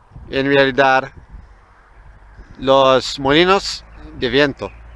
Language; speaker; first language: Spanish; non-native, learner; English